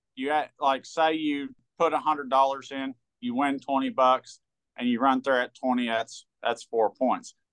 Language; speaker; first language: English; native; English